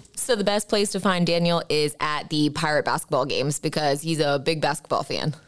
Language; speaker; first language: English; native; English